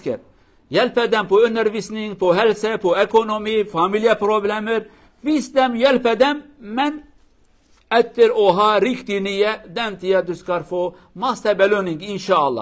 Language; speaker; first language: Swedish; non-native, learner; Kurdish